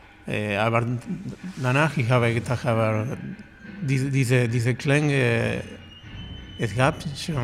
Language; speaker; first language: German; non-native, learner; Spanish